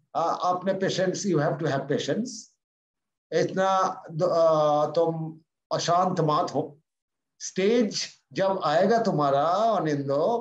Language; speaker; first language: Hindi; non-native, local second language; Bangla